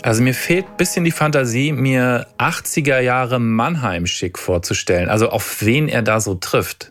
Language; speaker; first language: German; native; German